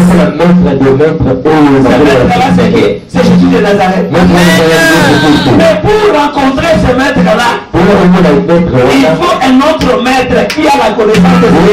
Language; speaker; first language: French; non-native, local second language; Lingala